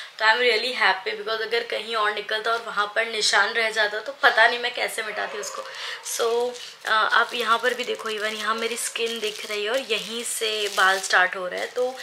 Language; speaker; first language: Hindi; non-native, local second language; Gujarati